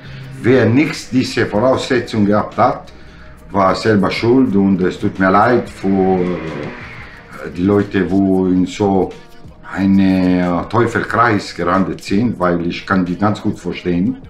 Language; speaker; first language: German; non-native, learner; Italian